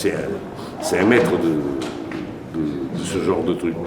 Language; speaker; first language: French; non-native, fluent; Portuguese